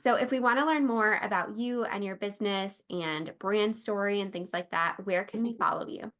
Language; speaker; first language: English; native; English